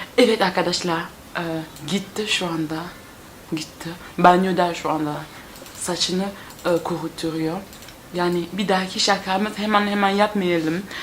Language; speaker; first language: Turkish; non-native, fluent; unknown